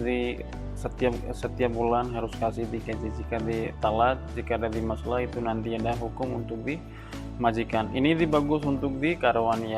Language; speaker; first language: Indonesian; non-native, learner; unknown